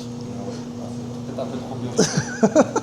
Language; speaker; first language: French; native; French